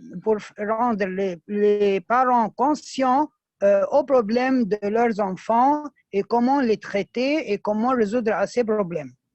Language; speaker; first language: French; non-native, fluent; Arabic